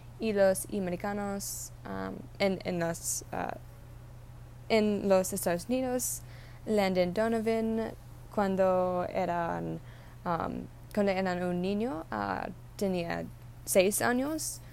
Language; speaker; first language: Spanish; non-native, learner; English